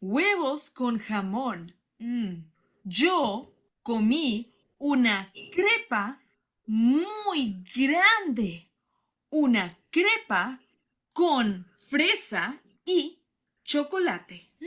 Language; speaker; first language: Spanish; non-native, learner; English